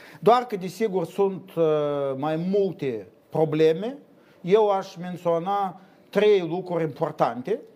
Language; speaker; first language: Romanian; native; Romanian